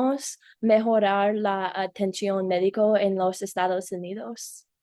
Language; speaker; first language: Spanish; non-native, learner; English